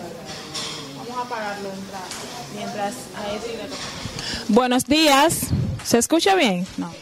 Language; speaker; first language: Spanish; native; Spanish